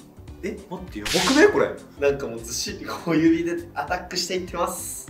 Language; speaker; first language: Japanese; native; Japanese